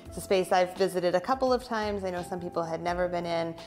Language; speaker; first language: English; native; English